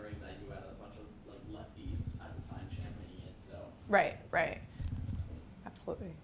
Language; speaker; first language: English; native; English